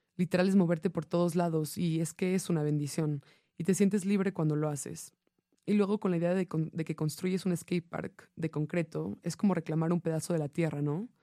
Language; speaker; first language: Spanish; non-native, fluent; English